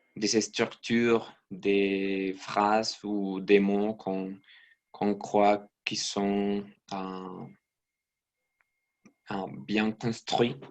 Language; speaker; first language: French; non-native, learner; Spanish